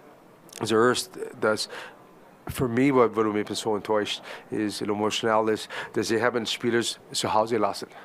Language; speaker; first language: German; non-native, learner; English